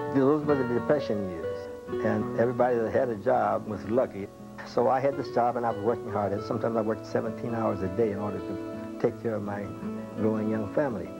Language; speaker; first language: English; native; English